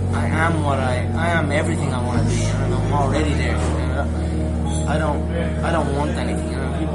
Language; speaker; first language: English; native; English